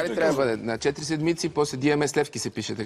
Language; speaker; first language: Bulgarian; native; Bulgarian